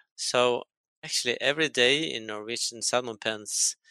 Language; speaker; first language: English; non-native, fluent; Norwegian